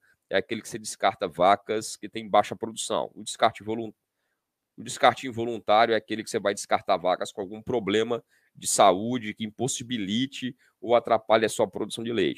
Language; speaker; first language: Portuguese; native; Portuguese